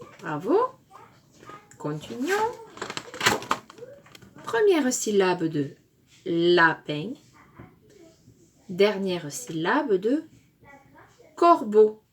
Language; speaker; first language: French; native; French